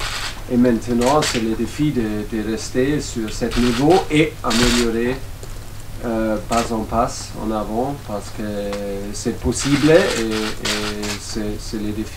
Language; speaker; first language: French; non-native, learner; German